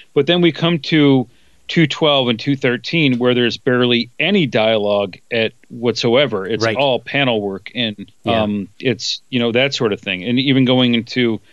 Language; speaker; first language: English; native; English